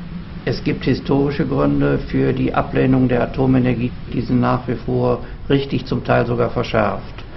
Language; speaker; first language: German; native; German